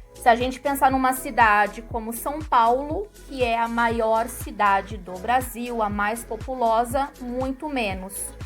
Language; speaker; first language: Portuguese; native; Portuguese